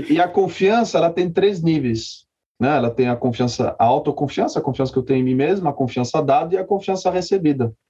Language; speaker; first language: Portuguese; non-native, fluent; French